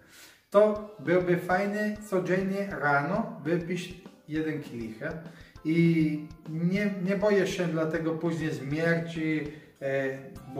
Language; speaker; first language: Polish; non-native, learner; Italian